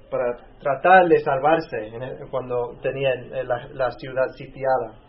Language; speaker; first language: Spanish; native; Spanish